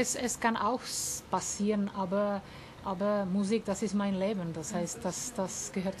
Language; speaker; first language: German; non-native, learner; Czech